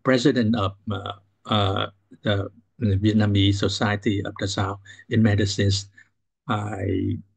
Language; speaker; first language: English; non-native, learner; Vietnamese